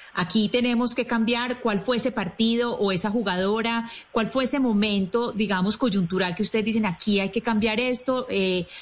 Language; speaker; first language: Spanish; native; Spanish